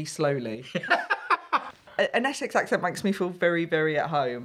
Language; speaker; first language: English; native; English